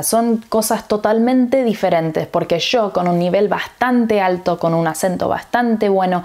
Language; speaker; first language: Spanish; early bilingual, heritage; English